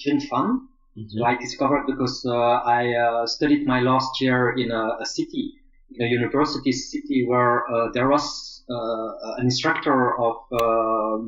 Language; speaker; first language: English; non-native, fluent; Dutch